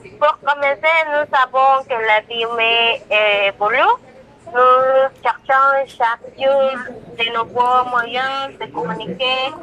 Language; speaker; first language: French; non-native, learner; Spanish